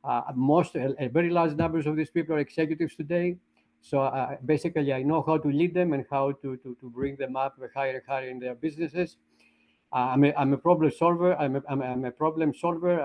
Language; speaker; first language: English; non-native, fluent; Greek